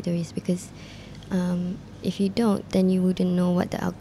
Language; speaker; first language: English; non-native, local second language; Malay